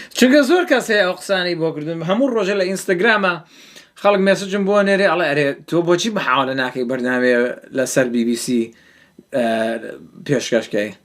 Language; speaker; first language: Central Kurdish; early bilingual, heritage; Central Kurdish